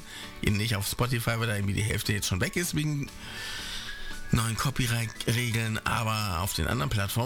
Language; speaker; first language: German; native; German